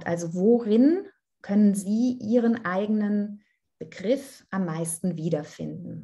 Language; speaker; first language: German; non-native, fluent; Italian